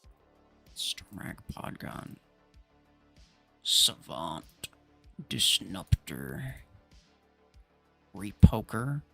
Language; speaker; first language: English; native; English